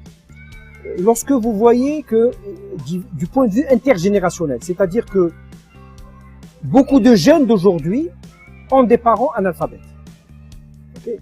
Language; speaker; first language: French; non-native, local second language; Arabic